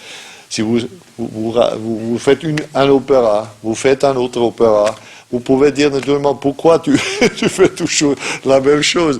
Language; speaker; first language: French; non-native, fluent; German